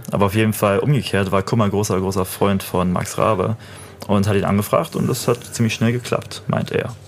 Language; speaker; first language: German; native; German